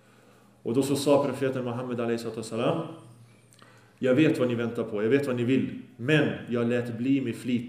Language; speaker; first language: Swedish; early bilingual, other home language; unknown